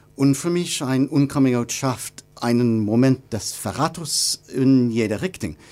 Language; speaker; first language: German; non-native, learner; English